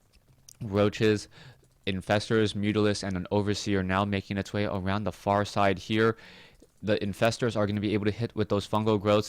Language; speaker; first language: English; native; English